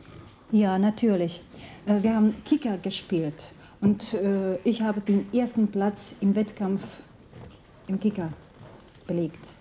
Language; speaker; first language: German; non-native, fluent; Russian